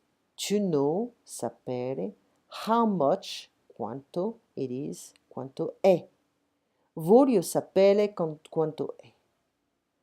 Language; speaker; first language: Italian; non-native, fluent; French